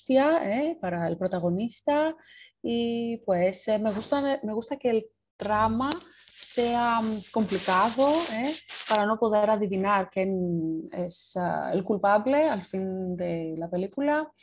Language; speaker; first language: Spanish; non-native, fluent; Greek